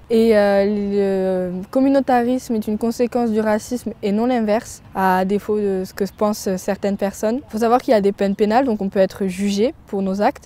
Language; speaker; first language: French; native; French